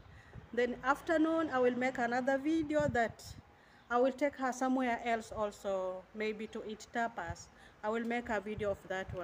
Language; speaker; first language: English; non-native, learner; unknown